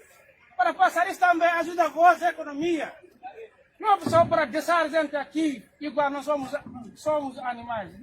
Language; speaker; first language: Portuguese; non-native, learner; Haitian Creole